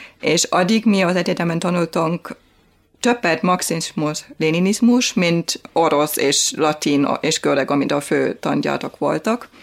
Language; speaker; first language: Hungarian; non-native, fluent; German